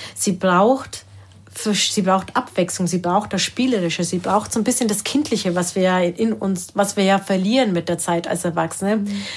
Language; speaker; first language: German; early bilingual, other home language; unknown